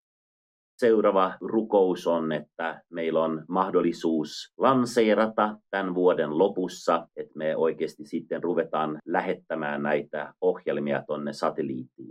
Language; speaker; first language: Finnish; non-native, fluent; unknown